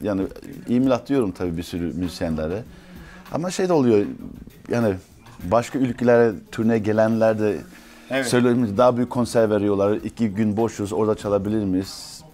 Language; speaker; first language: Turkish; early bilingual, heritage; Turkish